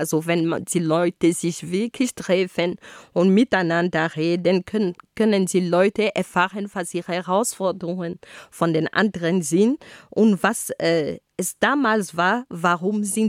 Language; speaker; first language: German; non-native, fluent; Ghomala